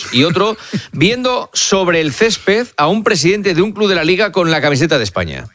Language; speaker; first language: Spanish; native; Spanish